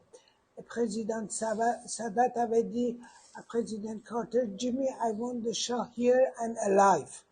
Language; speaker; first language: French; non-native, fluent; Persian